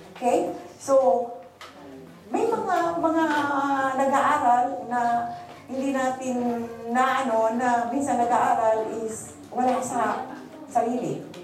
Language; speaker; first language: Filipino; non-native, local second language; Bikol